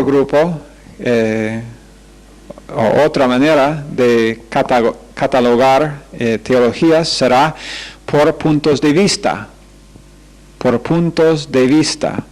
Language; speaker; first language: Spanish; non-native, fluent; English